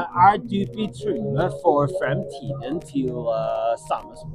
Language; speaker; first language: Norwegian; non-native, learner; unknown